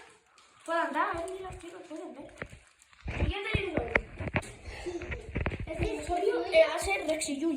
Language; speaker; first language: Spanish; native; Spanish